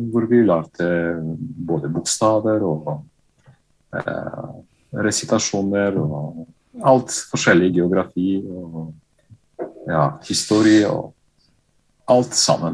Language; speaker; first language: Norwegian; non-native, fluent; Bosnian